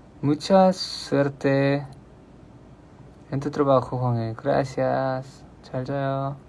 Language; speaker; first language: Spanish; non-native, learner; Korean